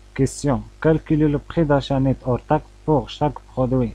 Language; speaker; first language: French; non-native, local second language; Arabic